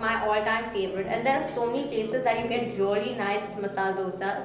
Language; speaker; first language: English; non-native, local second language; Hindi